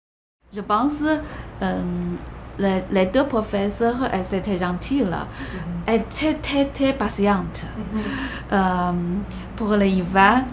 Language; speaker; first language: French; non-native, learner; Chinese